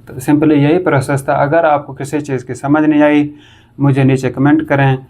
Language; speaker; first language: Urdu; non-native, local second language; Saraiki